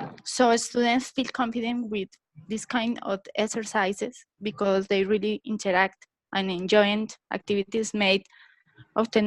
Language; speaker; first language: English; non-native, learner; Spanish